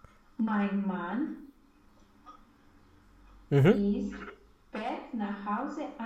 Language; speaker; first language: German; non-native, learner; Romanian